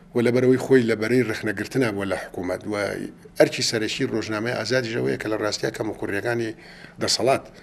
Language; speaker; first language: Central Kurdish; native; Central Kurdish